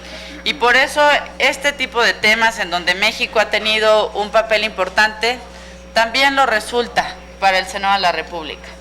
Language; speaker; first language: Spanish; native; Spanish